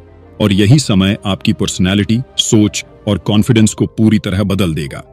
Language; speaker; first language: Hindi; native; Hindi